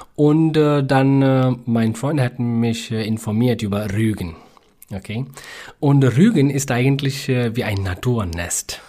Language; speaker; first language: German; non-native, learner; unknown